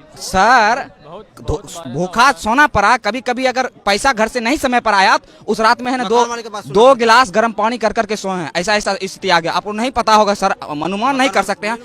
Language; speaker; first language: Hindi; native; Hindi